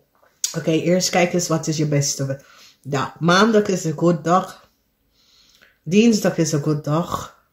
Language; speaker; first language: Dutch; non-native, learner; English